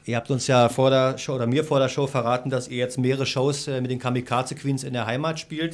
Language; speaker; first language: German; native; German